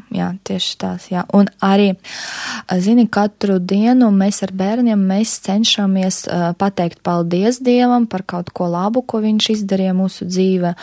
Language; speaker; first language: Latvian; non-native, local second language; Russian